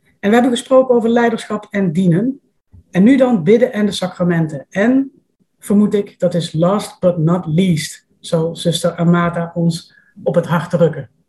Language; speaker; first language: Dutch; native; Dutch